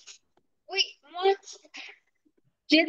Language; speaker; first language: French; non-native, learner; English